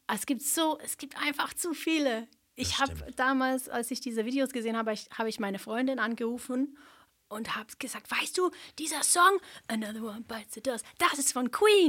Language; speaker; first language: German; non-native, fluent; English